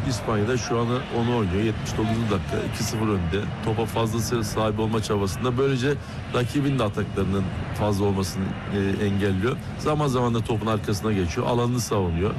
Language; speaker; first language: Turkish; native; Turkish